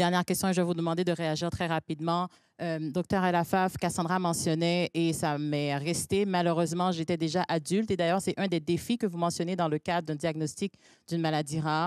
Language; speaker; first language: French; native; French